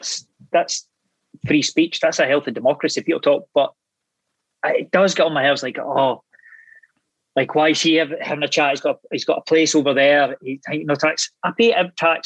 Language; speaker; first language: English; native; English